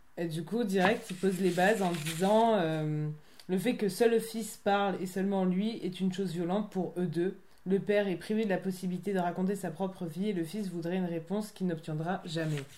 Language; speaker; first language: French; native; French